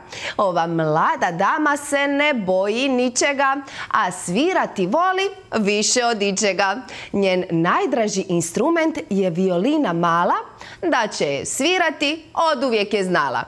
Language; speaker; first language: Croatian; native; Croatian